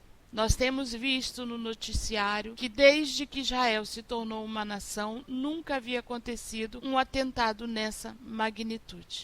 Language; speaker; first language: Portuguese; native; Portuguese